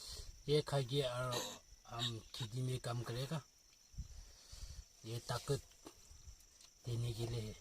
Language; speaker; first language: Hindi; non-native, local second language; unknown